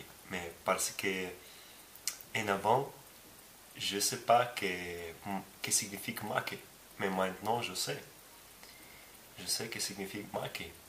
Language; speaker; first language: French; non-native, learner; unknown